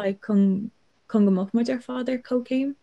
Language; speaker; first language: Irish; non-native, local second language; English